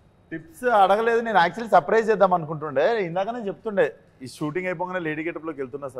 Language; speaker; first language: Telugu; native; Telugu